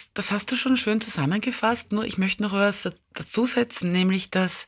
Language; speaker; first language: German; native; German